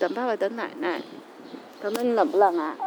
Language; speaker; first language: Chinese; native; Chinese